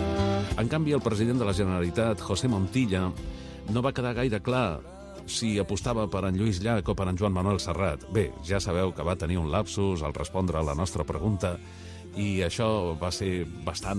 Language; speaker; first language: Catalan; native; Catalan